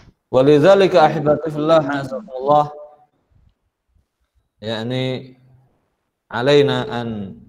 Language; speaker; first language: Arabic; non-native, fluent; Indonesian